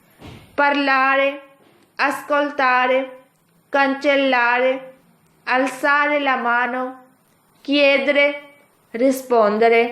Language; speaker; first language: Italian; non-native, fluent; Urdu